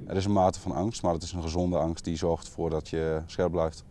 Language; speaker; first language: Dutch; native; Dutch